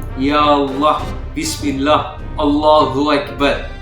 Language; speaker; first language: Turkish; non-native, learner; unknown